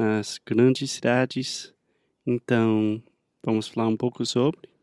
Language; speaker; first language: Portuguese; non-native, fluent; English